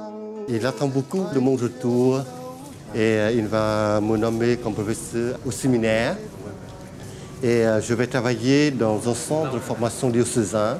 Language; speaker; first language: French; non-native, fluent; Vietnamese